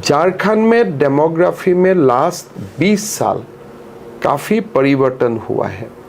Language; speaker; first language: Hindi; non-native, local second language; Assamese